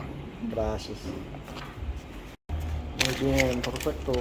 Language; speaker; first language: Spanish; non-native, learner; English